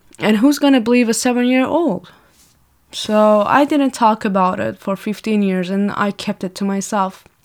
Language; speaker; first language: English; non-native, fluent; Persian